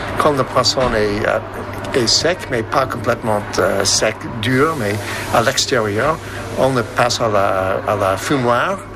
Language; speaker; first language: French; non-native, fluent; English